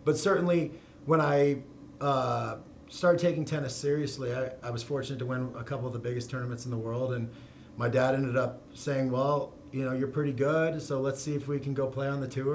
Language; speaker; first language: English; native; English